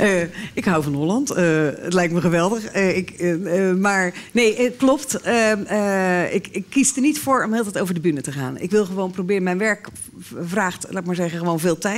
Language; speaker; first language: Dutch; native; Dutch